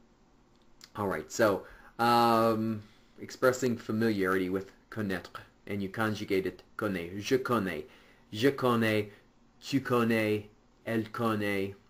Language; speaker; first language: French; non-native, fluent; English